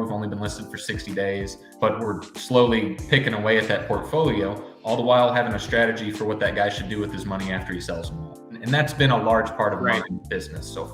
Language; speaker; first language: English; native; English